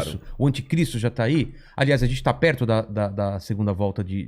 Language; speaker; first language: Portuguese; native; Portuguese